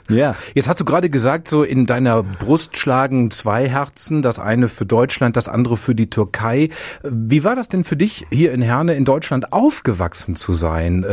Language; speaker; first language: German; native; German